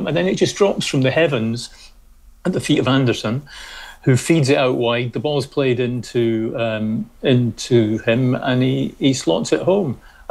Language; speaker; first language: English; native; English